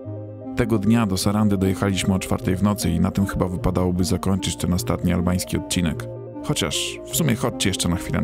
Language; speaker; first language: Polish; native; Polish